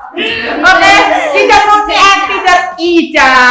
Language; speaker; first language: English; non-native, learner; Indonesian